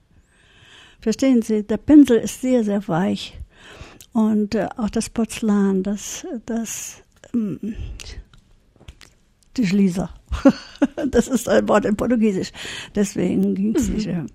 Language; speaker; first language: German; early bilingual, heritage; German